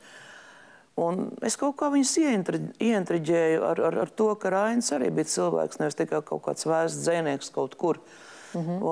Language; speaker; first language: Latvian; native; Latvian